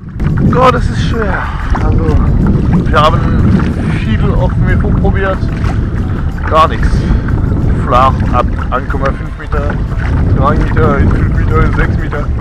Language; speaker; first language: German; non-native, fluent; French